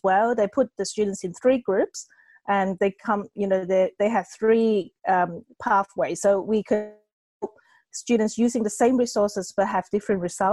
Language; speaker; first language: English; non-native, local second language; Cantonese